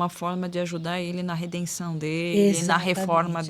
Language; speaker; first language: Portuguese; native; Portuguese